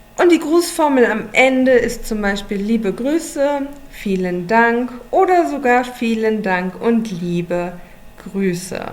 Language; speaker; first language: German; non-native, fluent; English